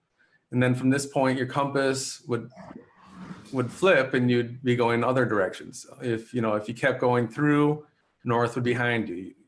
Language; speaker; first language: English; native; English